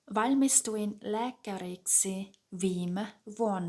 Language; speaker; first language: Finnish; non-native, fluent; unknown